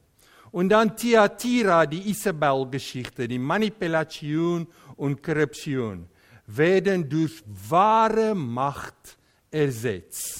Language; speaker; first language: German; non-native, fluent; Dutch